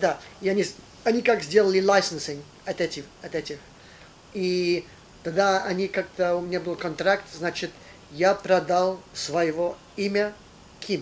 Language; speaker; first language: Russian; early bilingual, heritage; Russian